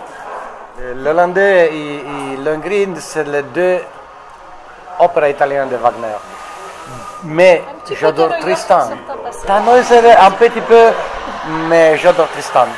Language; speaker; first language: French; non-native, fluent; Italian